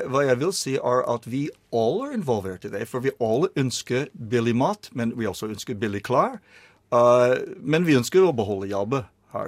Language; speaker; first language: Norwegian; non-native, learner; English